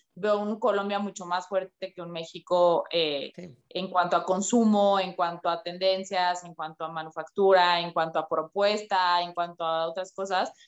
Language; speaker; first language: Spanish; native; Spanish